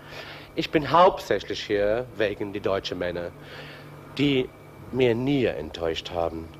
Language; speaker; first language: German; non-native, fluent; English